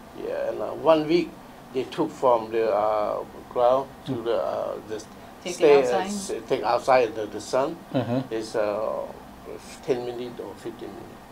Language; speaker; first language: English; non-native, learner; Lao